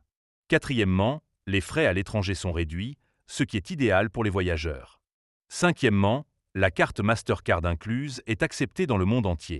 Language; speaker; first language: French; native; French